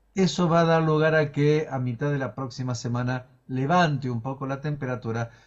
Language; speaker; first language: Spanish; native; Spanish